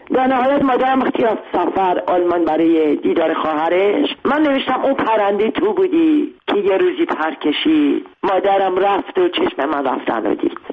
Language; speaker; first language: Persian; non-native, local second language; Armenian